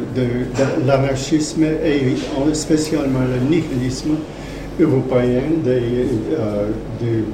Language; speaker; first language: French; non-native, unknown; English